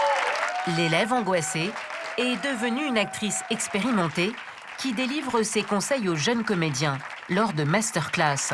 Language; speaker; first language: French; native; French